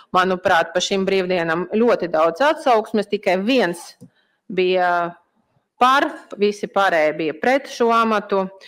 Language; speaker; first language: Latvian; non-native, local second language; Russian